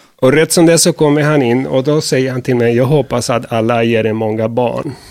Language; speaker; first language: Swedish; non-native, fluent; Spanish